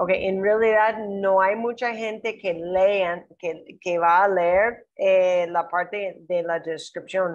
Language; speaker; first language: Spanish; non-native, learner; English